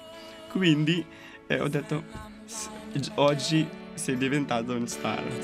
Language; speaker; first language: Italian; non-native, local second language; Filipino